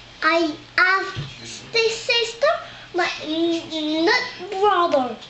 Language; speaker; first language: English; non-native, learner; French